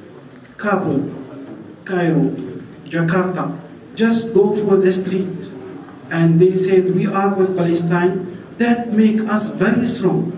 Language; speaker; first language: English; non-native, fluent; Arabic